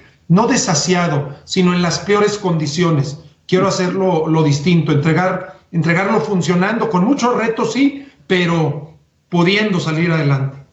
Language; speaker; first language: Spanish; native; Spanish